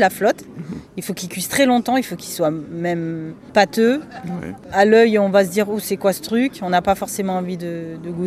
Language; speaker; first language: French; early bilingual, other home language; Spanish